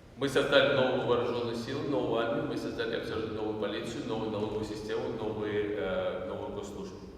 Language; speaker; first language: Russian; non-native, local second language; Georgian